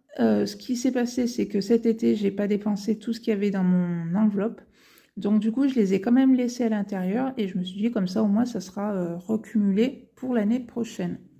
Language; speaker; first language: French; native; French